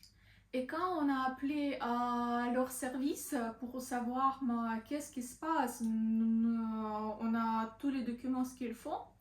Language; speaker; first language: French; non-native, learner; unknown